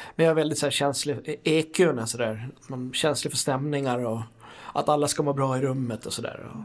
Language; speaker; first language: Swedish; native; Swedish